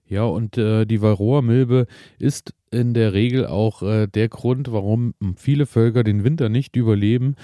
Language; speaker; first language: German; native; German